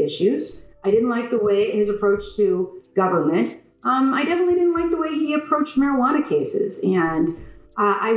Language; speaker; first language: English; native; English